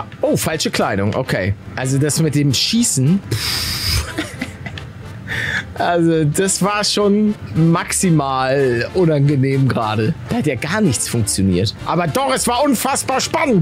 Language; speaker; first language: German; native; German